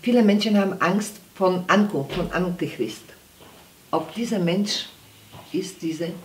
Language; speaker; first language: German; non-native, learner; Polish